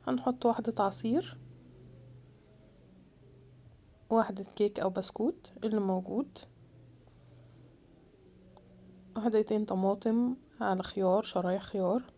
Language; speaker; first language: Arabic; native; Arabic